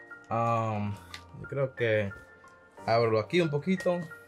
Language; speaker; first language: Spanish; early bilingual, other home language; English